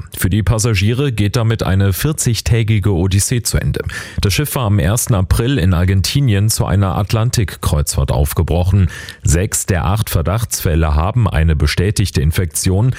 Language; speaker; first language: German; native; German